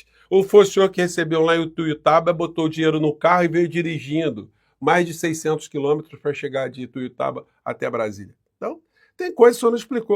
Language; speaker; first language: Portuguese; native; Portuguese